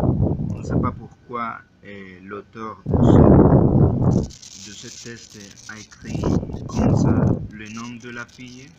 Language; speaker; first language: French; non-native, learner; Spanish